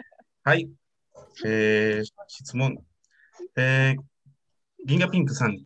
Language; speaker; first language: Japanese; non-native, learner; Spanish